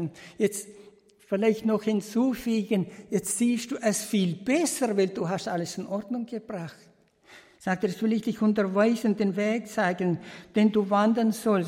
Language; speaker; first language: German; early bilingual, heritage; German